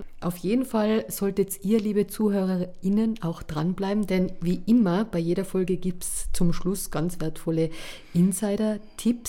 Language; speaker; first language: German; native; German